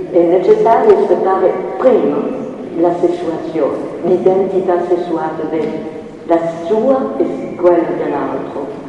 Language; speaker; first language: Italian; non-native, fluent; French